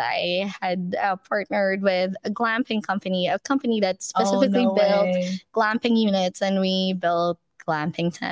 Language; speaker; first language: English; non-native, local second language; Filipino